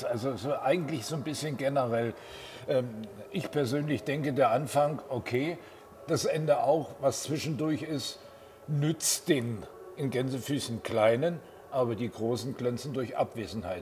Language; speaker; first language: German; native; German